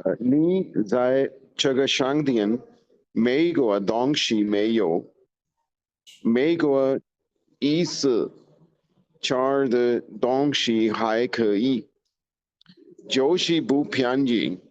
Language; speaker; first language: Chinese; non-native, learner; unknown